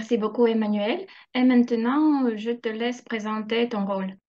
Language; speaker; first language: French; non-native, fluent; Russian